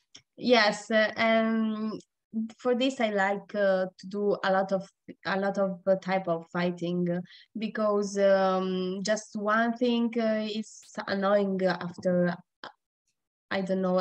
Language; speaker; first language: English; non-native, learner; Italian